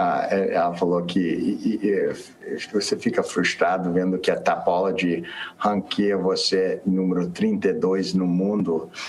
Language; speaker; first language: Portuguese; non-native, fluent; English